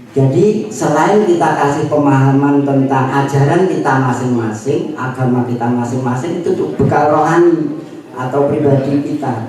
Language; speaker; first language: Indonesian; non-native, local second language; Javanese